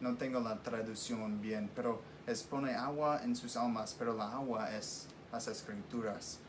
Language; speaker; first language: Spanish; non-native, fluent; English